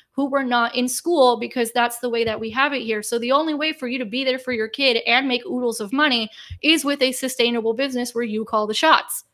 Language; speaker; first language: English; native; English